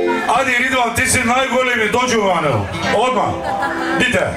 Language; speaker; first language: Bulgarian; non-native, local second language; Turkish